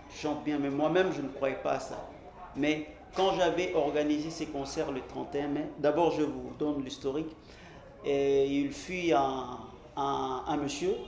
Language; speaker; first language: French; non-native, local second language; Lingala